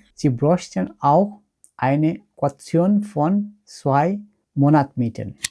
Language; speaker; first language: German; non-native, learner; Bangla